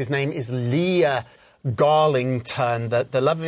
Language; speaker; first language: English; native; English